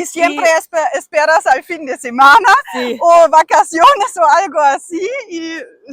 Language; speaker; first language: Spanish; non-native, fluent; German